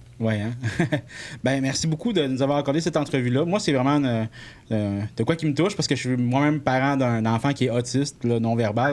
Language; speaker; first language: French; native; French